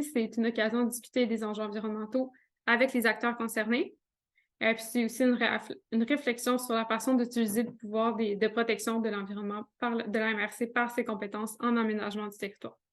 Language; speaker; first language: French; native; French